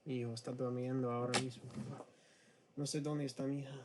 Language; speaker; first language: Spanish; non-native, learner; English